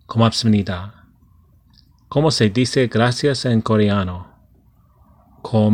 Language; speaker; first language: Spanish; non-native, fluent; Korean